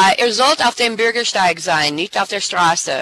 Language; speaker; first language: German; non-native, learner; English